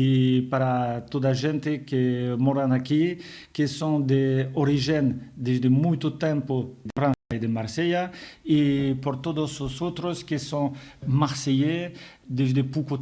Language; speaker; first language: Portuguese; non-native, fluent; French